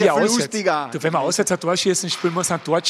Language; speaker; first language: German; native; German